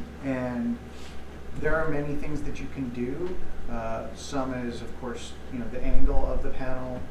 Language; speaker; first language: English; native; English